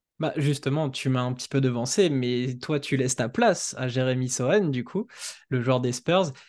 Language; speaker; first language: French; native; French